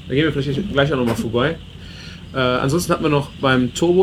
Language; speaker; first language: German; native; German